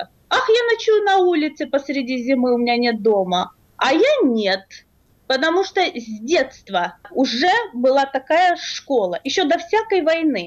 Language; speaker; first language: Russian; native; Russian